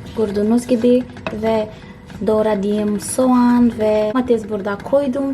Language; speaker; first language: Turkish; non-native, fluent; Portuguese